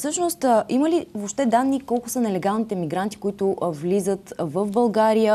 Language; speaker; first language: Bulgarian; native; Bulgarian